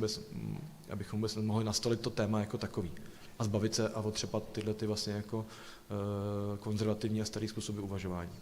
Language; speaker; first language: Czech; native; Czech